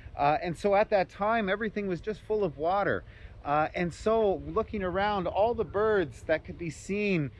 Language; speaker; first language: English; native; English